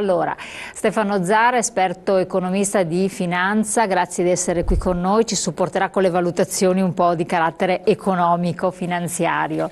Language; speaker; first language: Italian; native; Italian